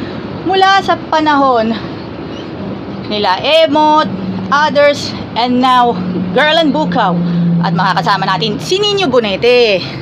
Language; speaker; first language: Filipino; native; Filipino